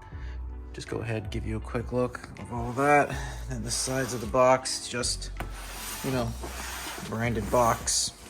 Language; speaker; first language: English; native; English